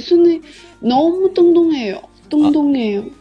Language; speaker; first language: Korean; non-native, learner; Chinese